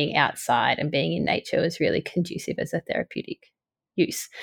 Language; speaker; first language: English; native; English